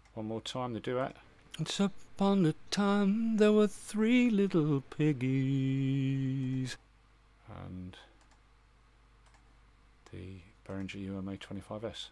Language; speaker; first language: English; native; English